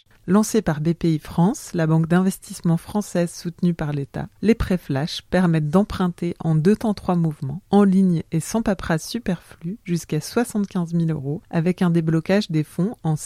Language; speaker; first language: French; native; French